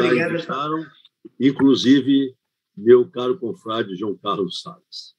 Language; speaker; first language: Portuguese; native; Portuguese